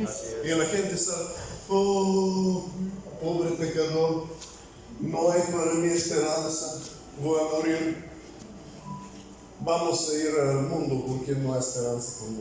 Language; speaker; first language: Spanish; non-native, fluent; Bulgarian